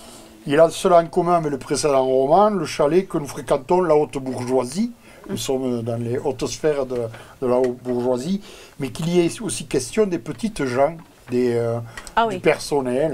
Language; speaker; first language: French; native; French